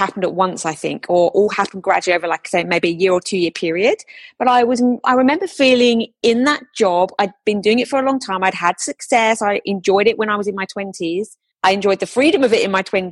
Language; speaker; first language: English; native; English